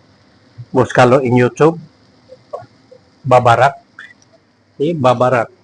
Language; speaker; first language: Spanish; non-native, learner; Filipino